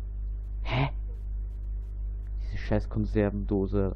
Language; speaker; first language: German; native; German